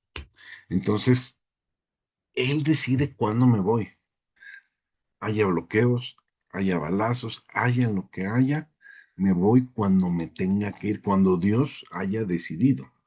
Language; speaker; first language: Spanish; native; Spanish